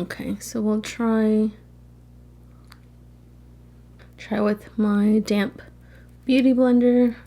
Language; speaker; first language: English; native; English